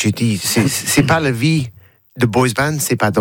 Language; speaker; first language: French; non-native, learner; English